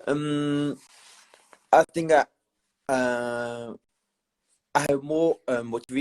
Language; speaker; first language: English; non-native, learner; Chinese